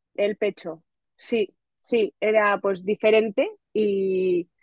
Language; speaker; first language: Spanish; native; Spanish